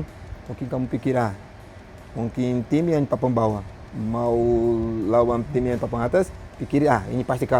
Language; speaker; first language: Indonesian; non-native, fluent; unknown